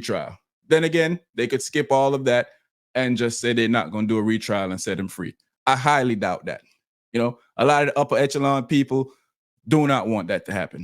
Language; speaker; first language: English; native; English